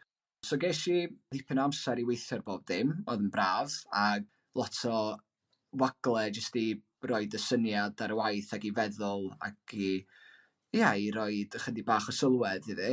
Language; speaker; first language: Welsh; native; Welsh